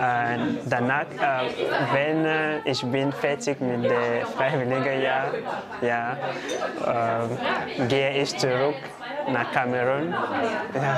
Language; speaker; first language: German; non-native, learner; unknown